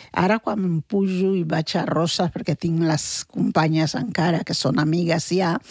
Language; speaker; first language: Catalan; early bilingual, other home language; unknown